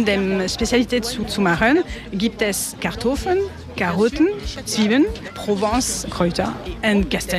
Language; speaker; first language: German; non-native, learner; French